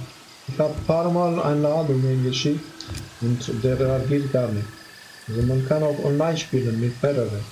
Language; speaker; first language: German; non-native, fluent; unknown